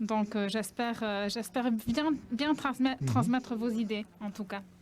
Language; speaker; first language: French; non-native, fluent; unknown